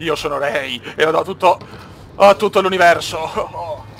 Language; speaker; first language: Italian; native; Italian